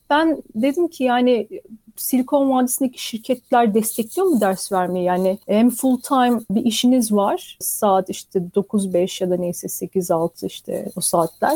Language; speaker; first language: Turkish; native; Turkish